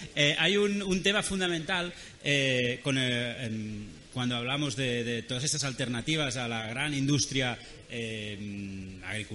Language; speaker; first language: Spanish; non-native, local second language; Catalan